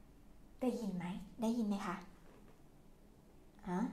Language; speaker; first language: Chinese; non-native, fluent; Thai